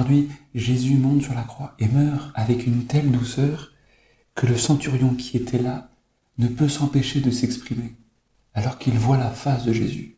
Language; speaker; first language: French; native; French